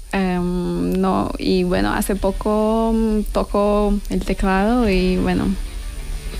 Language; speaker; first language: Spanish; native; Spanish